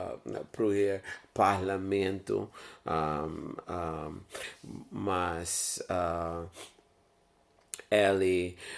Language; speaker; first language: Portuguese; non-native, learner; English